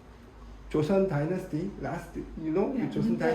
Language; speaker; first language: English; non-native, learner; Korean